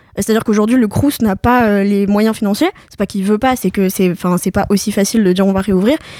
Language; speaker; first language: French; native; French